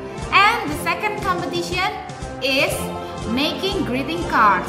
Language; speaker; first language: English; non-native, fluent; Indonesian